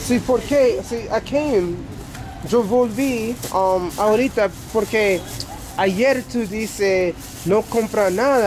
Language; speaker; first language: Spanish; non-native, learner; English